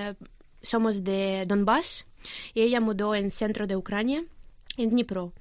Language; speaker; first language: Spanish; non-native, learner; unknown